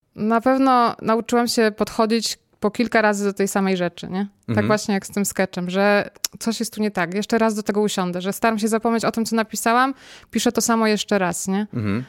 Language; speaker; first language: Polish; native; Polish